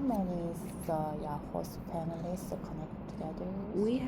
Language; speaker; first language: English; non-native, learner; Korean